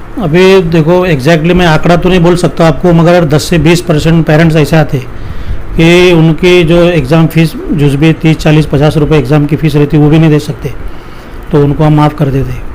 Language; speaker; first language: Hindi; non-native, local second language; Urdu